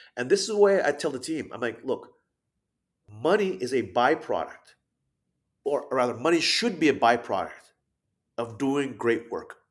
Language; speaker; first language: English; early bilingual, other home language; Thai